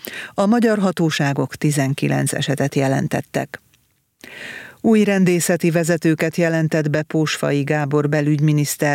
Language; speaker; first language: Hungarian; native; Hungarian